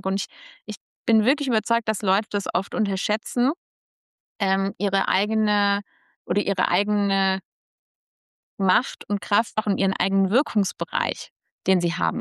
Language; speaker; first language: German; native; German